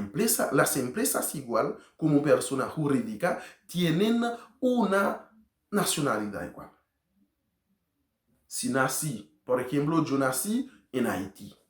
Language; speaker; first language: Spanish; non-native, learner; Haitian Creole